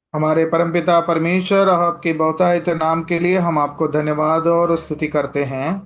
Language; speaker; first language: Hindi; non-native, local second language; Telugu